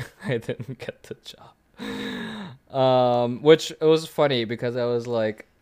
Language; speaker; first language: English; early bilingual, other home language; German